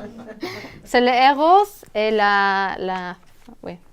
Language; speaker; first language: French; non-native, learner; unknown